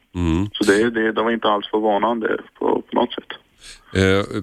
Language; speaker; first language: Swedish; non-native, fluent; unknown